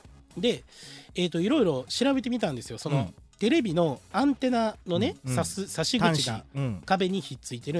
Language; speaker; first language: Japanese; native; Japanese